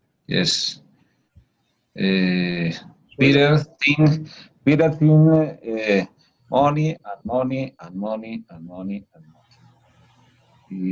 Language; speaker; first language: English; non-native, learner; Spanish